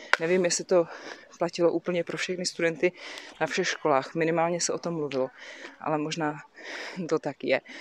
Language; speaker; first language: Czech; native; Czech